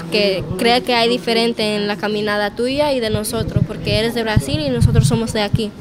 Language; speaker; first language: Spanish; early bilingual, heritage; Spanish